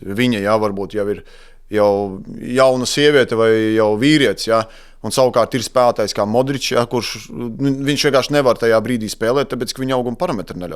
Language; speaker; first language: Latvian; native; Latvian